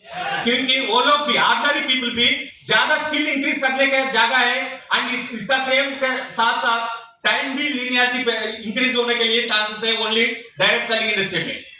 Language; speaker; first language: Hindi; non-native, local second language; Telugu